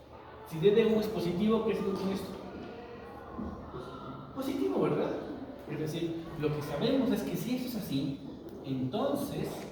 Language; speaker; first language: Spanish; native; Spanish